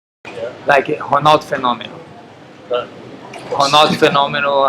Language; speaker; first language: English; non-native, learner; Portuguese